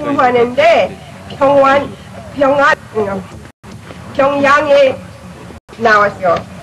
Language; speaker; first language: Korean; early bilingual, heritage; Korean